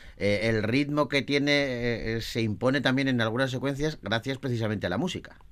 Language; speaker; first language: Spanish; native; Spanish